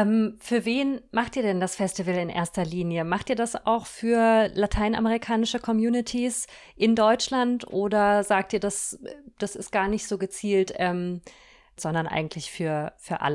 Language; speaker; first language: German; native; German